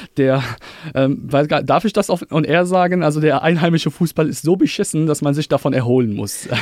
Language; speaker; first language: German; non-native, fluent; Arabic